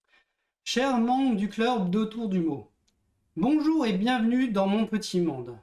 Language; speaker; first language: French; native; French